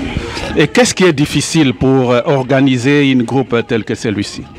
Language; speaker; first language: French; native; French